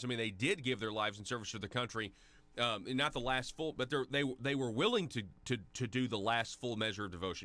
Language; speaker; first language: English; native; English